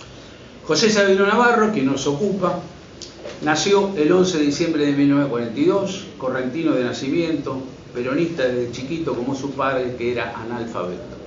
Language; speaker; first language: Spanish; native; Spanish